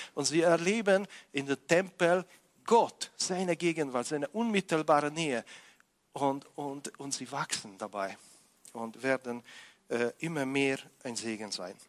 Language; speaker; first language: German; non-native, fluent; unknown